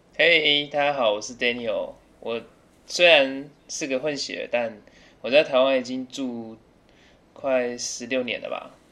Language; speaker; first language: Chinese; early bilingual, other home language; English